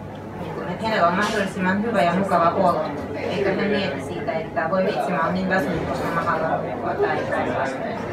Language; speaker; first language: Finnish; non-native, fluent; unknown